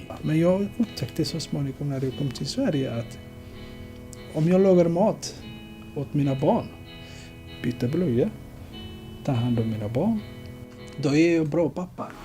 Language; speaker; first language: Swedish; non-native, fluent; Somali